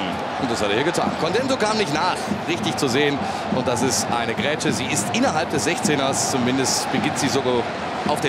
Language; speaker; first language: German; native; German